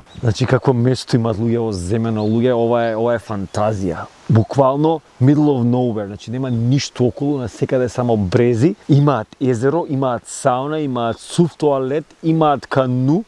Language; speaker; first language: Macedonian; native; Macedonian